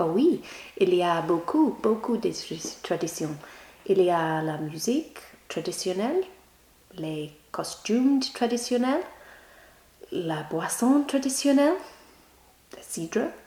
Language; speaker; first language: French; non-native, learner; English